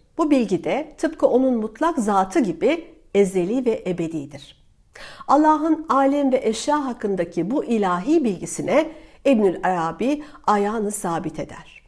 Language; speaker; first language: Turkish; native; Turkish